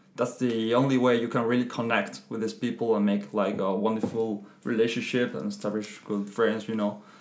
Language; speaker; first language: English; non-native, fluent; Spanish